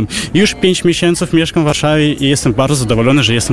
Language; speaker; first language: Polish; non-native, fluent; Russian